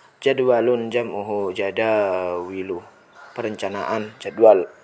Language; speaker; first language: Indonesian; native; Indonesian